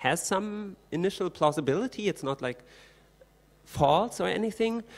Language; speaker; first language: English; non-native, fluent; German